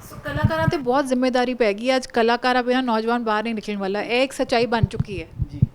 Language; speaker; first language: Punjabi; native; Punjabi